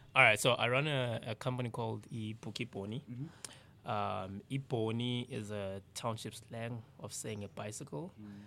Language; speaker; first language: English; non-native, local second language; Zulu